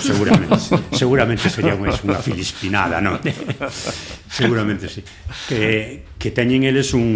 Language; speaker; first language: Galician; native; Galician